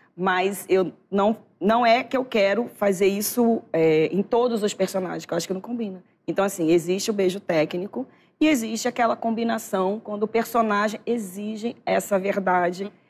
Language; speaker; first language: Portuguese; native; Portuguese